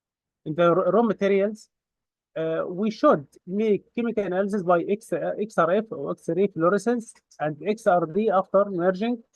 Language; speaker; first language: English; non-native, fluent; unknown